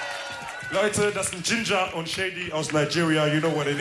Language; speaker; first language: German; early bilingual, other home language; Wolof